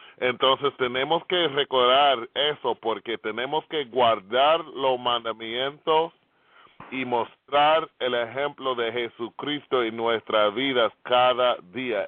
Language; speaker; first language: Spanish; non-native, fluent; English